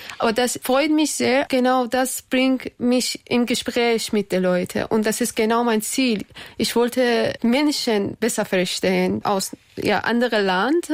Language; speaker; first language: German; non-native, learner; Persian